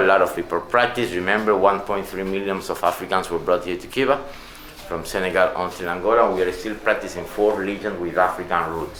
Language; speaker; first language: English; non-native, fluent; Spanish